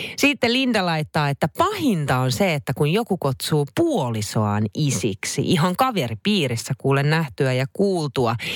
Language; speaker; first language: Finnish; native; Finnish